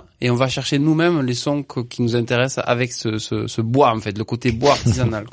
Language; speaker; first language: French; native; French